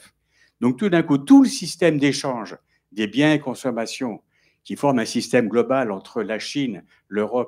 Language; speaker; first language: French; native; French